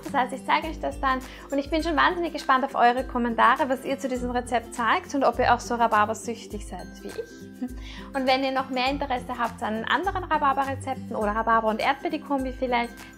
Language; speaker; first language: German; native; German